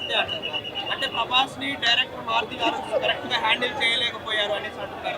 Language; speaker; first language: Telugu; native; Telugu